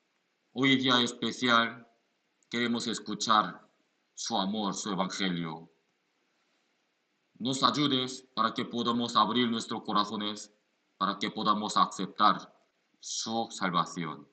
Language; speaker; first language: Spanish; non-native, learner; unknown